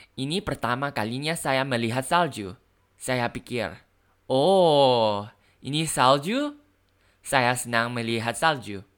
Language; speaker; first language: Indonesian; non-native, learner; Thai